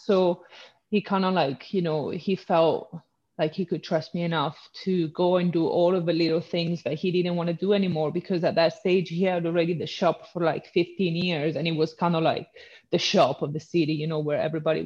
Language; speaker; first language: English; non-native, fluent; Italian